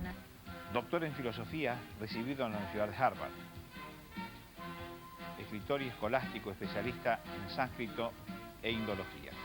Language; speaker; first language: Spanish; native; Spanish